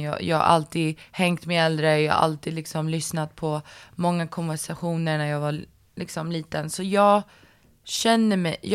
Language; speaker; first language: Swedish; early bilingual, other home language; English